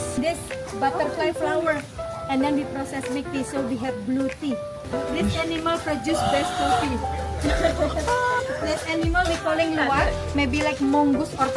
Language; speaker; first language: English; non-native, learner; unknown